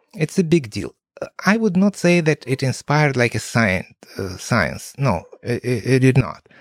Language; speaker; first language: English; non-native, fluent; Ukrainian